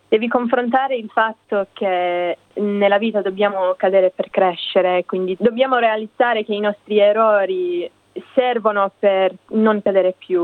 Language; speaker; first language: Italian; non-native, fluent; English